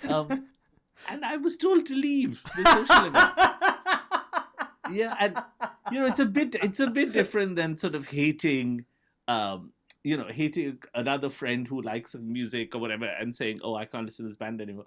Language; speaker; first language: English; non-native, local second language; Bangla